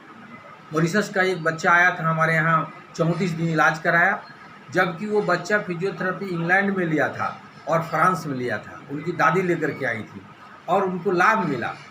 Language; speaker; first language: Hindi; native; Hindi